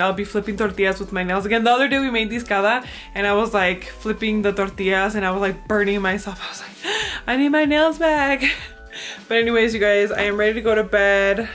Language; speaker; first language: English; early bilingual, other home language; Spanish